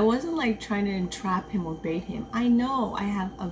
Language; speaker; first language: English; early bilingual, other home language; Japanese